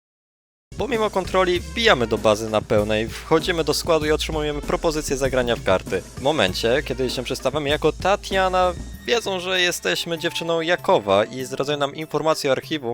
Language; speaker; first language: Polish; native; Polish